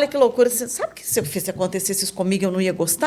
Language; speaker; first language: Portuguese; native; Portuguese